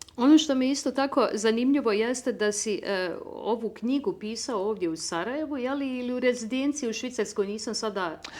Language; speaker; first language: Bosnian; native; Bosnian